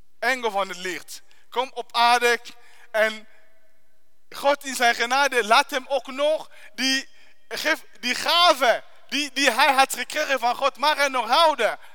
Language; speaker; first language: Dutch; non-native, fluent; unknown